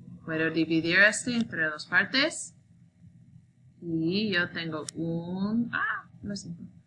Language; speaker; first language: Spanish; non-native, learner; English